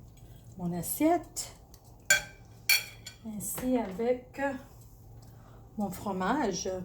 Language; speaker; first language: French; early bilingual, other home language; Italian